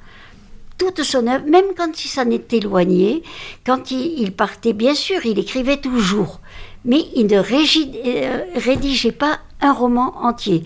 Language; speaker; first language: French; native; French